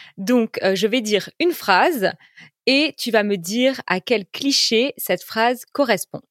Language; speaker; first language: French; native; French